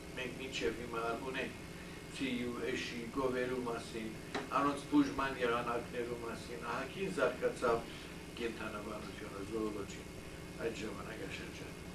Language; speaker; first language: Armenian; early bilingual, heritage; Armenian